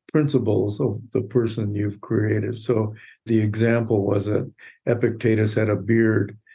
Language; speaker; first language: English; native; English